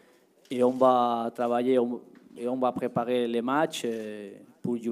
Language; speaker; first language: French; non-native, learner; Spanish